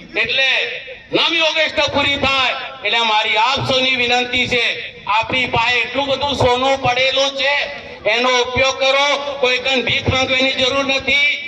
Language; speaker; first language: Gujarati; non-native, local second language; Bhili